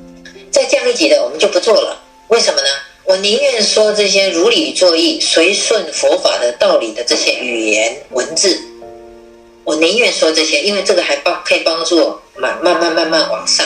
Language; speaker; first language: Chinese; native; Chinese